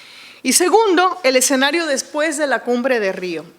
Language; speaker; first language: Spanish; native; Spanish